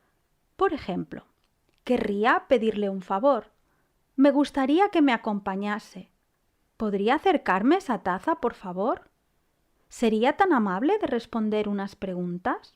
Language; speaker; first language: Spanish; native; Spanish